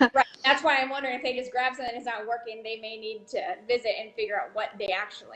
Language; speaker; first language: English; native; English